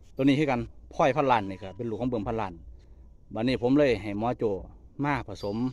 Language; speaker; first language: Thai; native; Thai